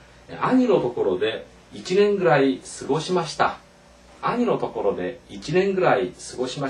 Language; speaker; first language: Japanese; non-native, fluent; Korean